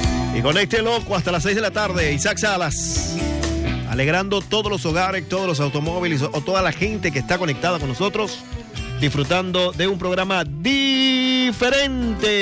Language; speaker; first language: Spanish; native; Spanish